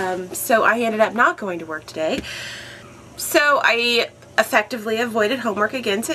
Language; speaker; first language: English; native; English